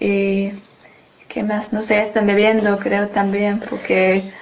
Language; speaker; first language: Spanish; non-native, learner; English